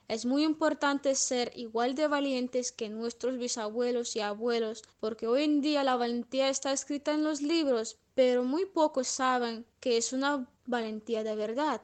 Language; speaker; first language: Spanish; non-native, fluent; Russian